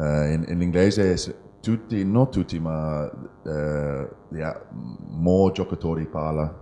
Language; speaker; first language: Italian; non-native, learner; English